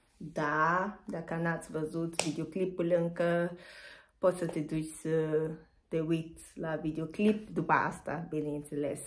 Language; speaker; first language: Romanian; non-native, learner; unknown